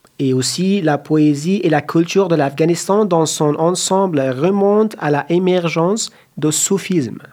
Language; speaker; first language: French; non-native, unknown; Persian